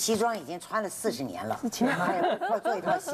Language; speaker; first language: Chinese; native; Chinese